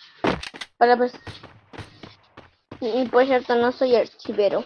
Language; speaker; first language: Spanish; native; Spanish